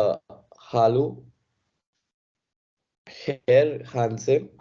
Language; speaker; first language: German; non-native, learner; Hindi